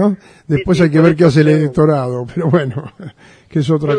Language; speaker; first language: Spanish; native; Spanish